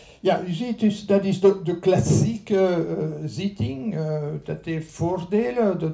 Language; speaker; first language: Dutch; non-native, local second language; French